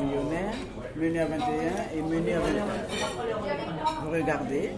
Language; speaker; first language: French; native; French